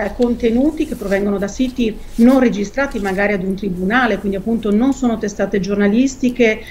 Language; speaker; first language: Italian; native; Italian